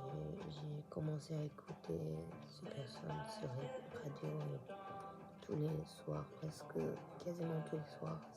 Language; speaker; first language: French; non-native, learner; Japanese